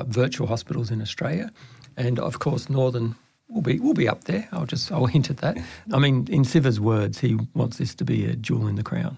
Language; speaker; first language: English; native; English